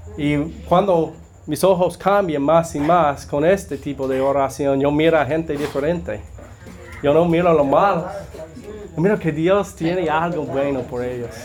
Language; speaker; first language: Spanish; non-native, learner; English